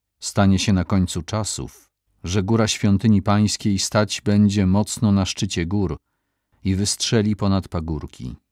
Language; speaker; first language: Polish; native; Polish